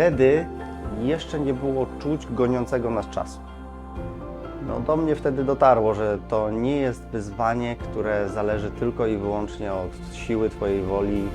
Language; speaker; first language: Polish; native; Polish